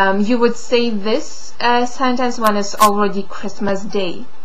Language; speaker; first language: English; non-native, fluent; Lithuanian